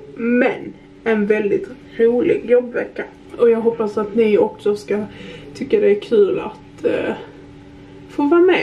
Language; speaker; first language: Swedish; native; Swedish